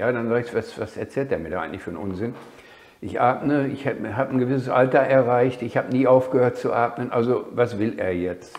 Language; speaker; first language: German; native; German